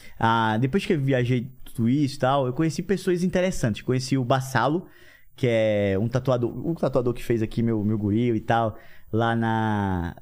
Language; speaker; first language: Portuguese; native; Portuguese